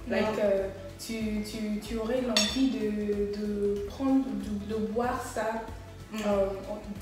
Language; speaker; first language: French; non-native, learner; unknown